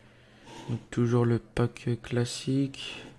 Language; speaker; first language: French; native; French